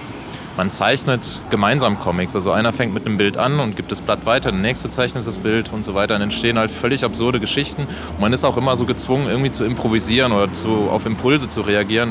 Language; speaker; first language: German; native; German